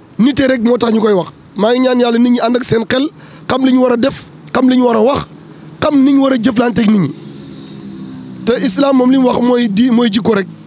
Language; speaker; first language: Wolof; native; Wolof